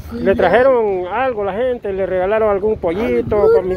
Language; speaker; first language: Spanish; native; Spanish